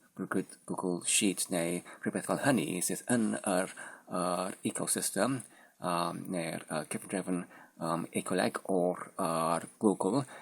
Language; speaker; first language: Welsh; non-native, learner; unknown